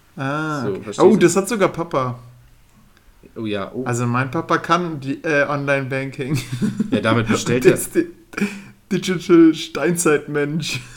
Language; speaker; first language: German; native; German